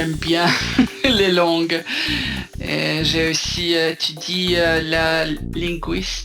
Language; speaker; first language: French; non-native, local second language; German